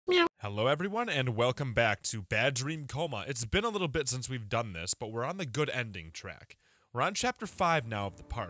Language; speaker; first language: English; native; English